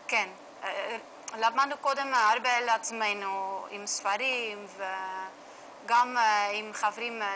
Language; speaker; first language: Hebrew; non-native, learner; Dutch